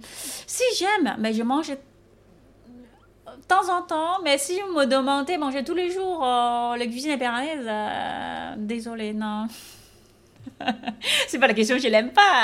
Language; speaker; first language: French; non-native, fluent; Chinese